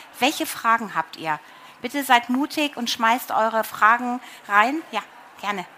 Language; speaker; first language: German; native; German